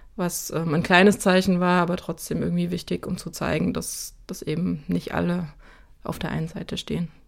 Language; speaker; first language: German; native; German